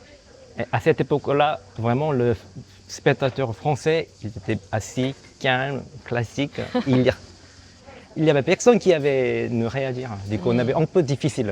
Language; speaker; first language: French; non-native, fluent; Korean